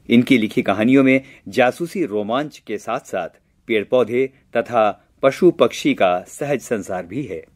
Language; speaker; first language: Hindi; native; Hindi